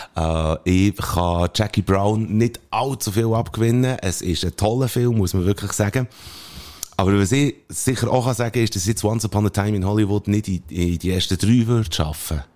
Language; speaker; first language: German; native; German